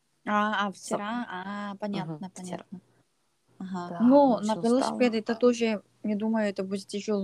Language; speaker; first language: Russian; non-native, learner; Korean